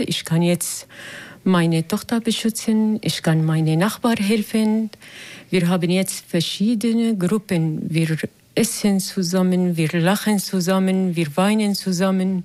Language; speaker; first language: German; non-native, learner; Arabic